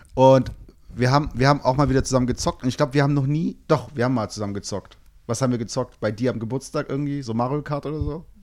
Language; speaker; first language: German; early bilingual, other home language; Turkish